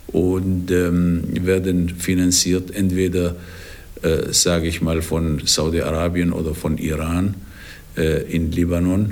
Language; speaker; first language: German; non-native, fluent; Arabic